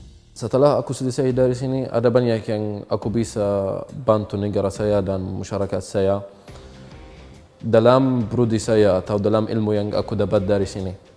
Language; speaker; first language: Indonesian; non-native, fluent; Arabic